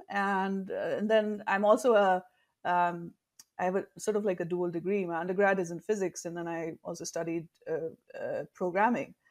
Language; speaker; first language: English; non-native, local second language; Tamil